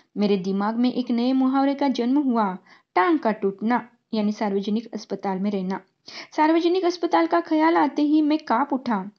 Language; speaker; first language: Hindi; non-native, local second language; Marathi